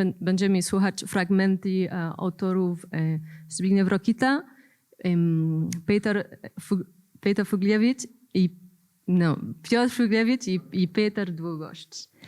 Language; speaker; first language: Polish; non-native, learner; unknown